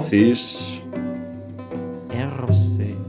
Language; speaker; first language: Greek; non-native, learner; English